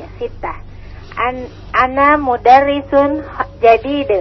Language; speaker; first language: Arabic; non-native, learner; Indonesian